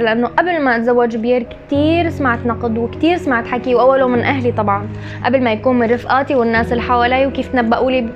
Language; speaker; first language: Arabic; native; Arabic